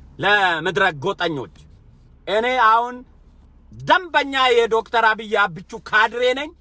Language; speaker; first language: Amharic; non-native, local second language; Oromo